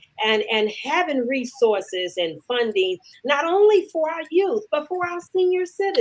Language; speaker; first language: English; native; English